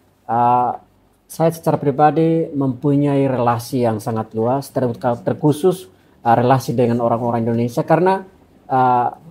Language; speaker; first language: Indonesian; non-native, fluent; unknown